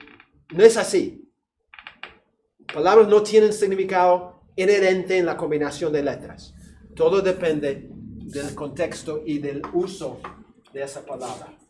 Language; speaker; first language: Spanish; non-native, fluent; English